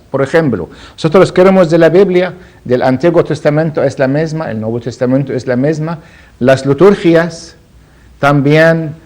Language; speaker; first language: Spanish; non-native, learner; Arabic